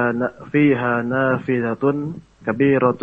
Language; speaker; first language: Arabic; non-native, learner; Indonesian